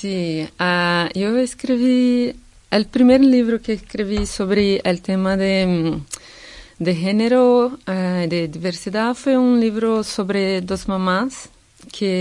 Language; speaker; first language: Spanish; non-native, fluent; Portuguese